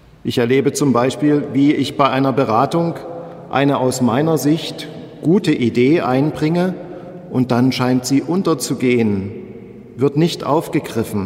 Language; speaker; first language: German; native; German